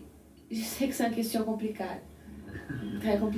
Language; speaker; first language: French; non-native, learner; Portuguese